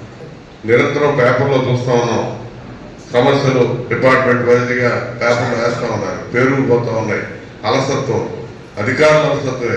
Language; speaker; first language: Telugu; native; Telugu